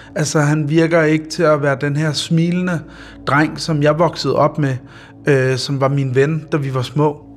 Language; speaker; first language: Danish; early bilingual, other home language; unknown